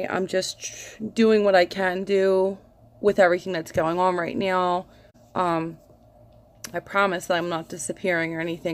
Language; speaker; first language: English; native; English